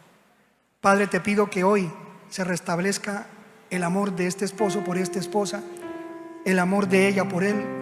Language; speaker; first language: Spanish; native; Spanish